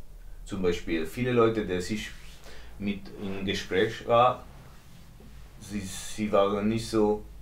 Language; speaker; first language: German; non-native, learner; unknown